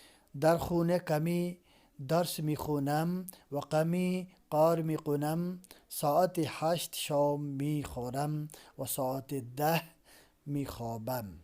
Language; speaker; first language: Persian; non-native, fluent; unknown